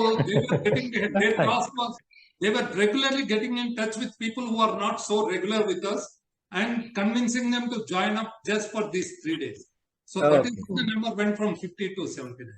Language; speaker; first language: English; non-native, local second language; Telugu